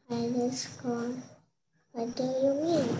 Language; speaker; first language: English; non-native, learner; Indonesian